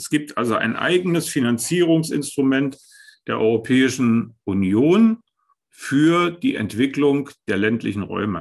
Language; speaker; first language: German; native; German